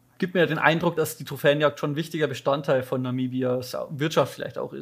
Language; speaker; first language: German; native; German